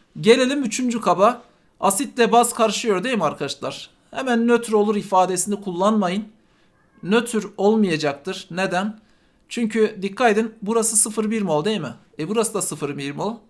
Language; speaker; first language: Turkish; native; Turkish